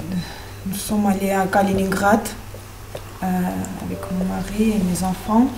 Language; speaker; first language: French; non-native, learner; Armenian